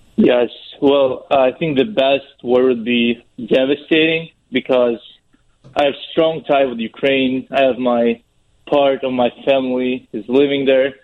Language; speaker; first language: English; non-native, fluent; Russian